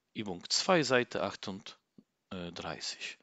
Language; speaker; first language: German; non-native, fluent; Polish